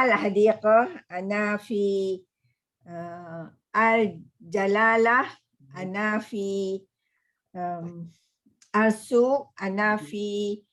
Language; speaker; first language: Arabic; non-native, learner; Malay